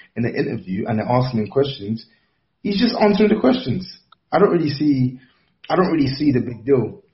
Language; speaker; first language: English; native; English